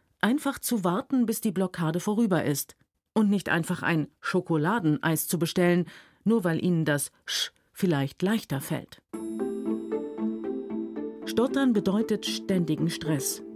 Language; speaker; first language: German; native; German